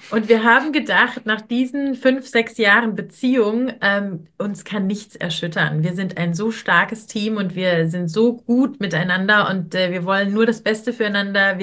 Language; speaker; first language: German; native; German